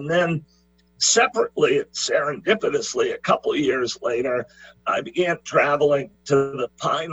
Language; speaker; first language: English; native; English